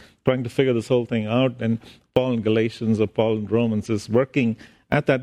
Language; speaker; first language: English; non-native, local second language; Tamil